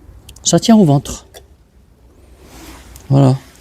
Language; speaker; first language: French; native; French